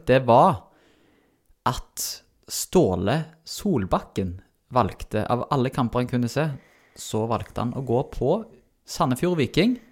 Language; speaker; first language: Norwegian; native; Norwegian